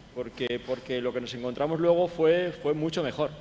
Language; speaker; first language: Spanish; native; Spanish